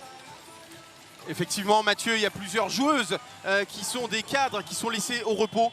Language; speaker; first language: French; native; French